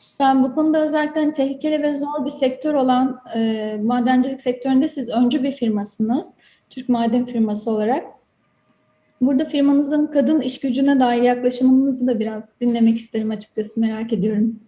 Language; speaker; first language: Turkish; native; Turkish